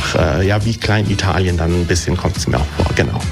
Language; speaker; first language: German; early bilingual, other home language; Italian